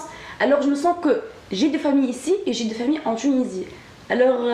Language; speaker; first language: French; non-native, learner; Arabic